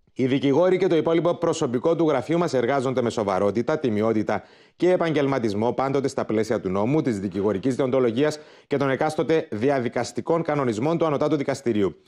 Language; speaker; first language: Greek; native; Greek